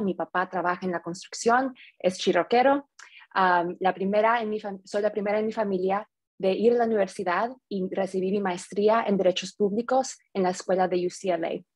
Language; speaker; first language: Spanish; early bilingual, heritage; Spanish